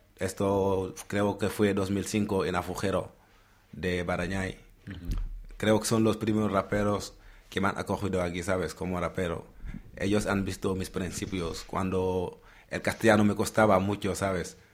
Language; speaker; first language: Spanish; non-native, fluent; Wolof